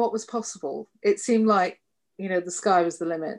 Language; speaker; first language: English; native; English